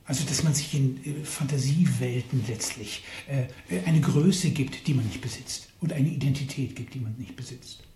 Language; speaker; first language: German; native; German